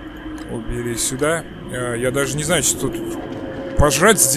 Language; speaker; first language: Russian; native; Russian